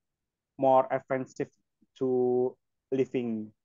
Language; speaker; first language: English; non-native, learner; Indonesian